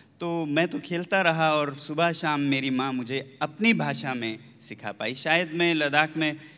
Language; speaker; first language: Hindi; non-native, local second language; Ladakhi